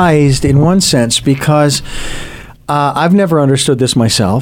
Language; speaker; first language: English; native; English